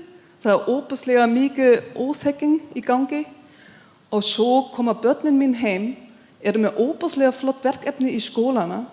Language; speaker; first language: Icelandic; non-native, learner; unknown